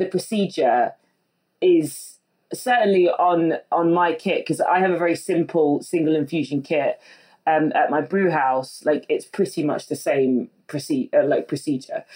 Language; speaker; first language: English; native; English